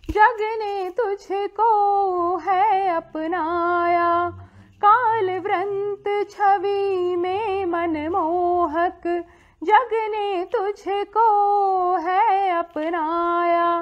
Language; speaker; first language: Hindi; native; Hindi